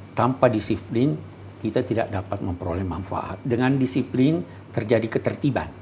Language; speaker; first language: Indonesian; native; Indonesian